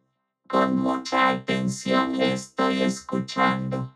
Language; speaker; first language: Spanish; native; Spanish